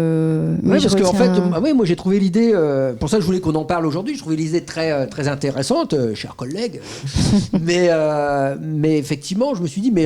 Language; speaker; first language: French; native; French